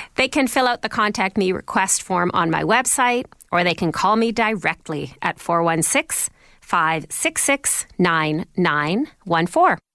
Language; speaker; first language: English; non-native, fluent; Icelandic